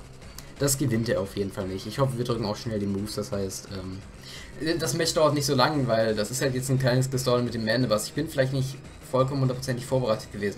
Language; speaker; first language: German; native; German